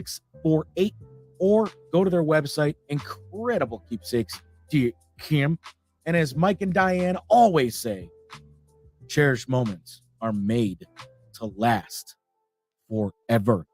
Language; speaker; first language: English; native; English